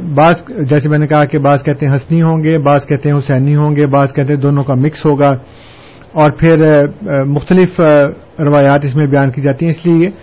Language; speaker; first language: Urdu; non-native, local second language; Punjabi